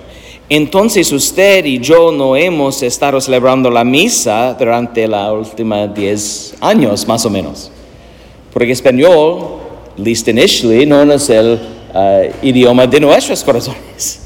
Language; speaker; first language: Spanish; non-native, learner; English